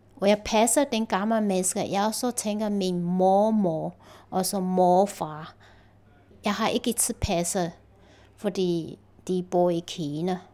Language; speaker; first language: Danish; non-native, learner; Chinese